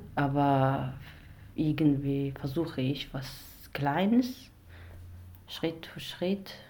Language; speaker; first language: German; non-native, fluent; Arabic